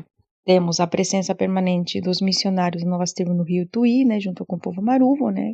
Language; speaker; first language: Portuguese; native; Portuguese